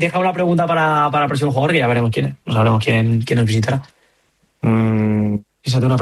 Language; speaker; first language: Spanish; native; Spanish